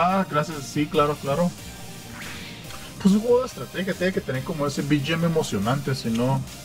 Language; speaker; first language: Spanish; native; Spanish